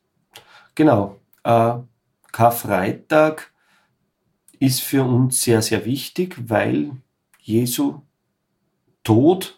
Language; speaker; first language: German; native; German